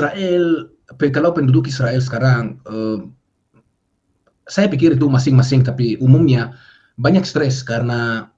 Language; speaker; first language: Indonesian; non-native, fluent; Hebrew